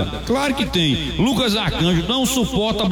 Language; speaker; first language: Portuguese; native; Portuguese